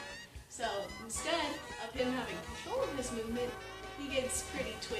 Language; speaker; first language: English; native; English